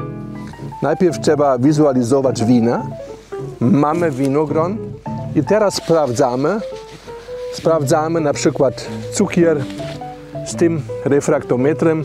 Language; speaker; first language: Polish; non-native, learner; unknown